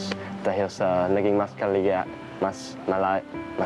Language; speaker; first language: Filipino; non-native, learner; English